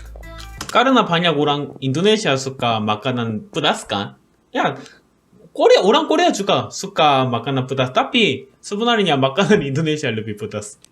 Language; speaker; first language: Indonesian; non-native, learner; Korean